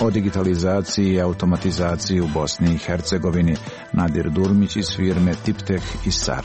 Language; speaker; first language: Serbian; native; Serbian